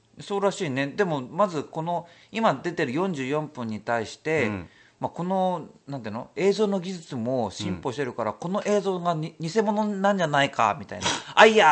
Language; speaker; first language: Japanese; native; Japanese